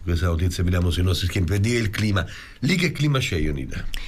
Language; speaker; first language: Italian; native; Italian